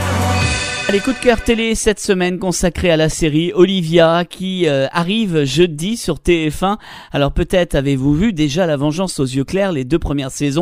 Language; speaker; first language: French; native; French